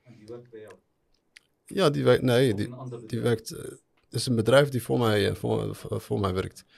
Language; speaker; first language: Dutch; early bilingual, other home language; Arabic